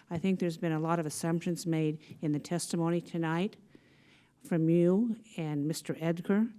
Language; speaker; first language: English; native; English